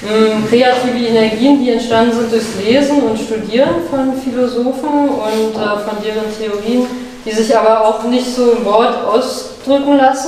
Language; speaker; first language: German; native; German